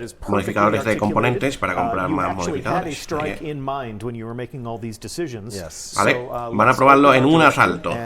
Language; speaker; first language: Spanish; native; Spanish